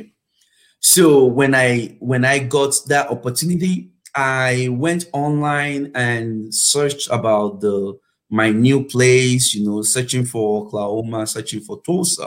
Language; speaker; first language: English; non-native, local second language; Yoruba